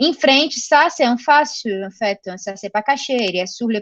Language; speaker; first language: French; non-native, fluent; Portuguese